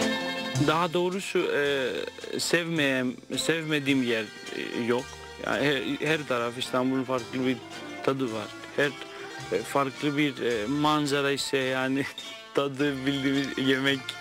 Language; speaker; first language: Turkish; non-native, fluent; Greek